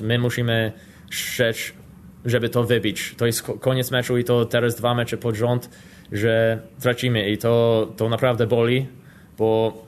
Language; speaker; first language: Polish; non-native, learner; English